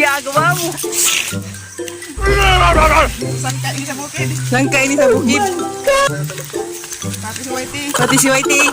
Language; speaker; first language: Filipino; non-native, local second language; Cebuano